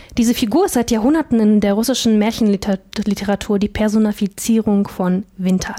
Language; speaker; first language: German; early bilingual, other home language; Russian